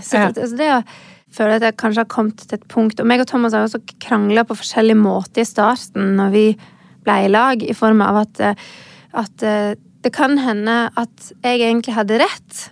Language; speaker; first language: Norwegian; native; Norwegian